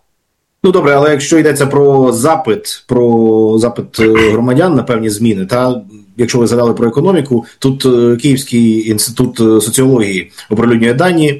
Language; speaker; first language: Ukrainian; native; Ukrainian